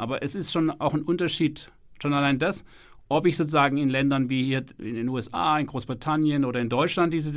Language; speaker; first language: German; native; German